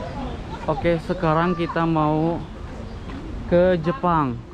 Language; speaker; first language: Indonesian; native; Indonesian